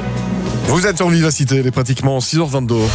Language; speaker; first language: French; native; French